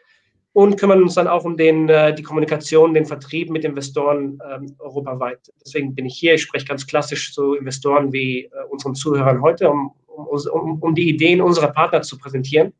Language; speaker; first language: German; native; German